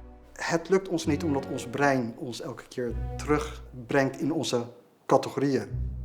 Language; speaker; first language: Dutch; native; Dutch